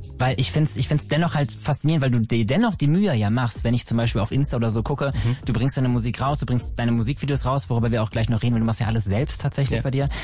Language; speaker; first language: German; native; German